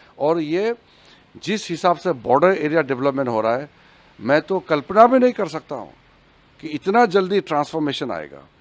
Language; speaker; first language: Hindi; non-native, local second language; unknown